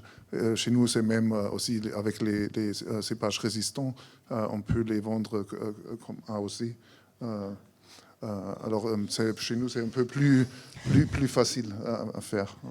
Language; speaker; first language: French; non-native, fluent; German